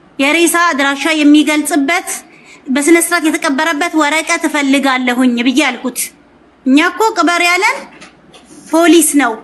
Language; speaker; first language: Amharic; native; Amharic